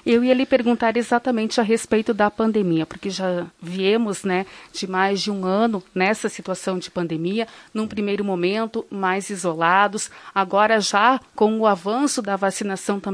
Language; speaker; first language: Portuguese; native; Portuguese